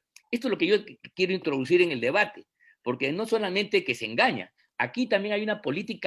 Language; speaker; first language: Spanish; native; Spanish